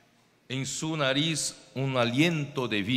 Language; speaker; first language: Spanish; non-native, fluent; Portuguese